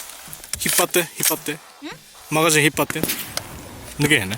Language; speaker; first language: Japanese; native; Japanese